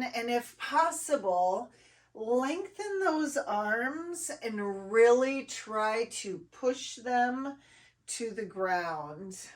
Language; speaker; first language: English; native; English